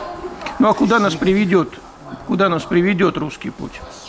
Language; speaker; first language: Russian; native; Russian